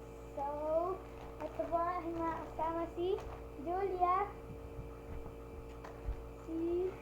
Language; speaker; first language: Filipino; native; Filipino